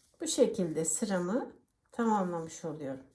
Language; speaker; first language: Turkish; native; Turkish